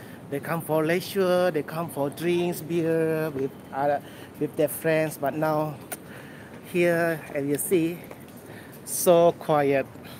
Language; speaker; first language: English; non-native, local second language; Malay